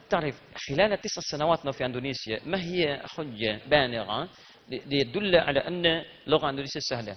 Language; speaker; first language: Arabic; non-native, fluent; Indonesian